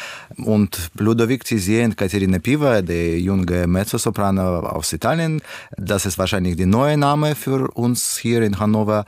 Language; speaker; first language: German; non-native, learner; Russian